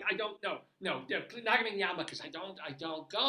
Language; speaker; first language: English; native; English